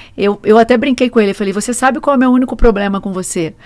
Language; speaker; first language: Portuguese; native; Portuguese